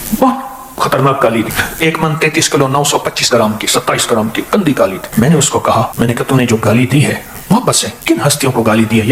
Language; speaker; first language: Urdu; non-native, local second language; Punjabi